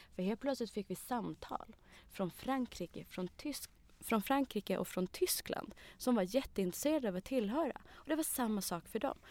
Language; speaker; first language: Swedish; early bilingual, other home language; Arabic